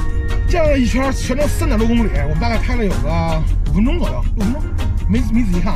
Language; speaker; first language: Chinese; native; Chinese